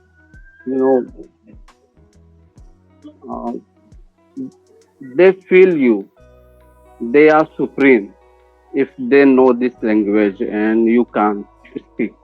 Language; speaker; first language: English; non-native, learner; Hindi